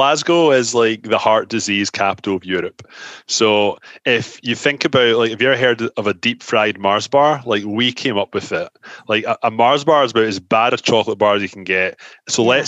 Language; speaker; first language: English; native; English